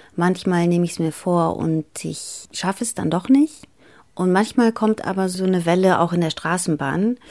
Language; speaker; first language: German; early bilingual, other home language; Greek